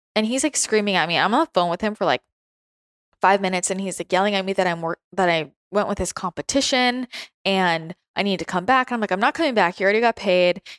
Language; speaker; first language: English; native; English